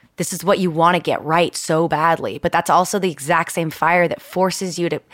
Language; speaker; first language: English; early bilingual, other home language; Spanish